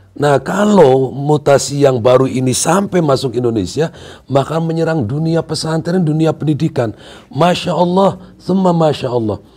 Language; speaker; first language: Indonesian; non-native, local second language; Sundanese